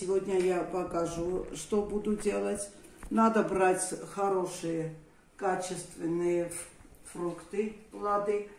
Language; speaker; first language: Russian; non-native, fluent; Armenian